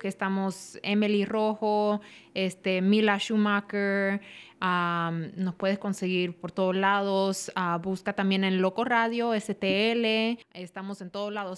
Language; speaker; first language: Spanish; early bilingual, heritage; Spanish